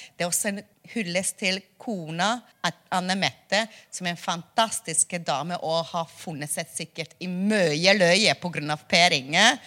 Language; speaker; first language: Norwegian; non-native, fluent; Hungarian